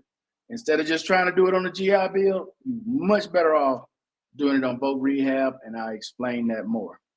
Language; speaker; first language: English; native; English